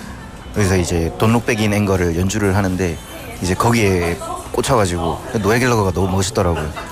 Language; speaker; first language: Korean; native; Korean